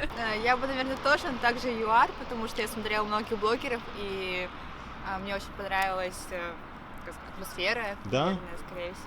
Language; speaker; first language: Russian; native; Russian